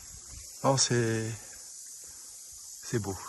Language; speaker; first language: French; native; French